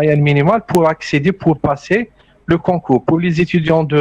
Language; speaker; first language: French; non-native, local second language; Arabic